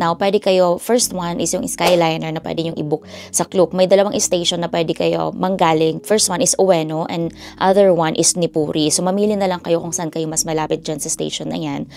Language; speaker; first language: Filipino; native; Filipino